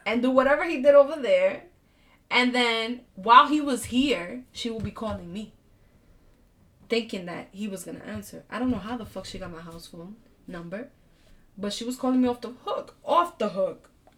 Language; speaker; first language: English; early bilingual, other home language; Spanish